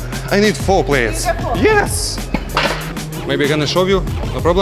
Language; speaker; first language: English; non-native, learner; Russian